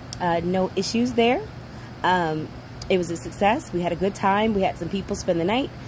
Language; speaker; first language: English; native; English